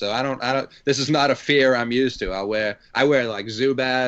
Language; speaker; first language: English; native; English